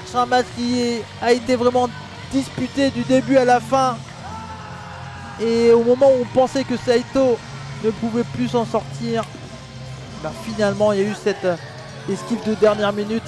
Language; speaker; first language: French; native; French